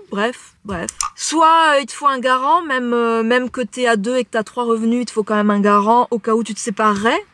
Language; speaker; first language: French; native; French